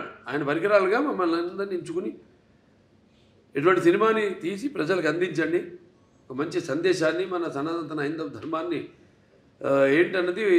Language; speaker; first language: Telugu; native; Telugu